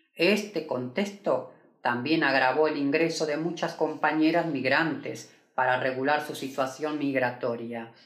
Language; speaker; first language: Spanish; native; Spanish